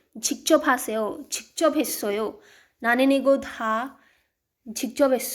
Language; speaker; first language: Korean; non-native, learner; Hindi